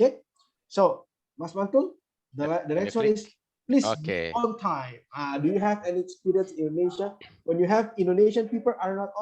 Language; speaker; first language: English; non-native, fluent; Indonesian